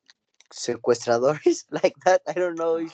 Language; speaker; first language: English; non-native, learner; Spanish